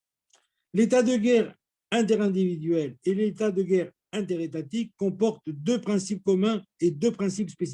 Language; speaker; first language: French; native; French